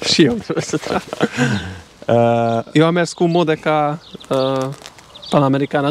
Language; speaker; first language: Romanian; non-native, local second language; Hungarian